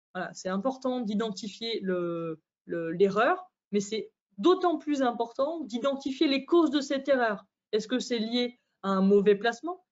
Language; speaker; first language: French; native; French